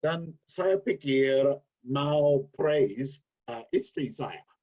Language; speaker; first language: Indonesian; non-native, learner; English